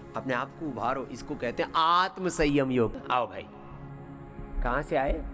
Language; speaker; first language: Hindi; native; Hindi